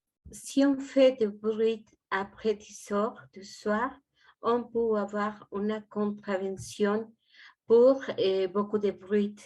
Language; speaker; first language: French; non-native, learner; Spanish